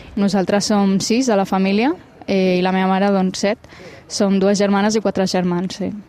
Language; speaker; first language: Catalan; early bilingual, other home language; Punjabi